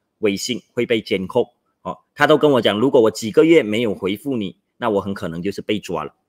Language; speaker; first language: Chinese; native; Chinese